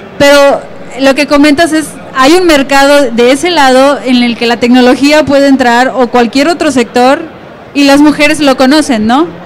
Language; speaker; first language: Spanish; native; Spanish